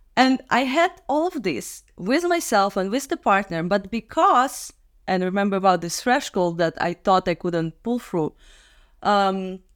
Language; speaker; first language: English; non-native, fluent; Russian